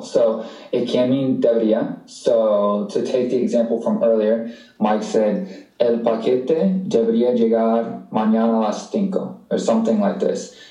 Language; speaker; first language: Spanish; non-native, fluent; English